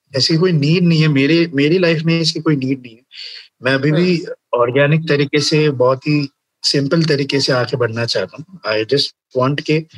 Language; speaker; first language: Hindi; native; Hindi